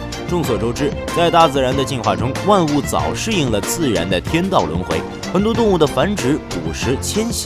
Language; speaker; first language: Chinese; native; Chinese